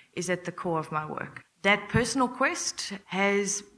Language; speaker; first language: English; native; English